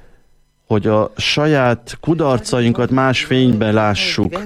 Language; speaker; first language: Hungarian; native; Hungarian